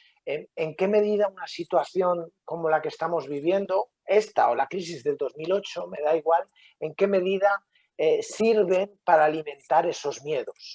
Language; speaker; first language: Spanish; native; Spanish